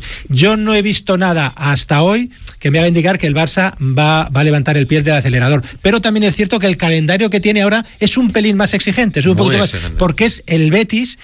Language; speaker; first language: Spanish; native; Spanish